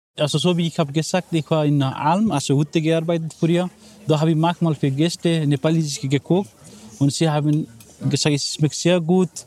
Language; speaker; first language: German; non-native, learner; Nepali